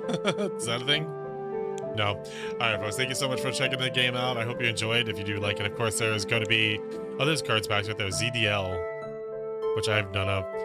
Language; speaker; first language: English; native; English